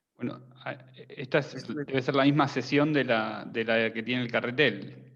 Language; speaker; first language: Spanish; native; Spanish